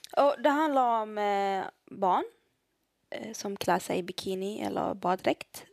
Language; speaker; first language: Swedish; early bilingual, other home language; Arabic